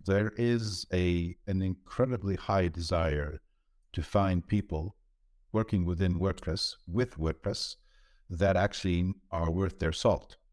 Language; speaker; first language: English; non-native, fluent; Dutch